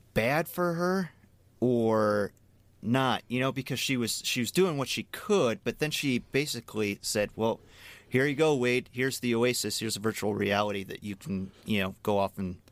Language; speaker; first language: English; native; English